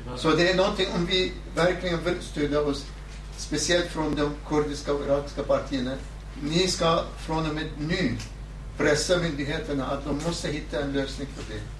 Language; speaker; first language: Swedish; non-native, fluent; Southern Kurdish